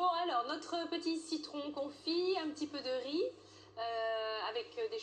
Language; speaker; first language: French; native; French